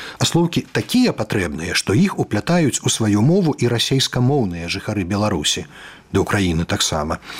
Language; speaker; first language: Belarusian; native; Belarusian